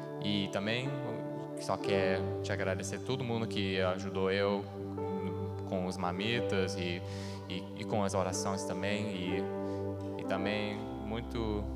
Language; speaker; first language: Portuguese; early bilingual, heritage; Portuguese